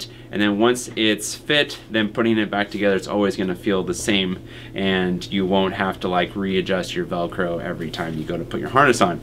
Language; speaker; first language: English; native; English